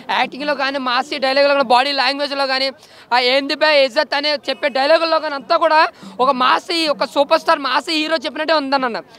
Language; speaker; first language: Telugu; native; Telugu